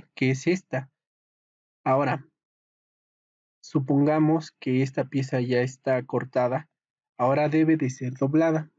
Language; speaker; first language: Spanish; native; Spanish